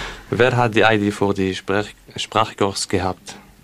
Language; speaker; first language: German; non-native, learner; Arabic